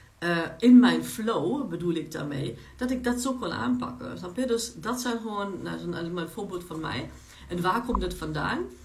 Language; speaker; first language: Dutch; non-native, fluent; Polish